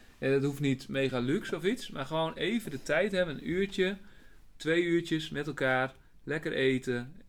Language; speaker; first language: Dutch; native; Dutch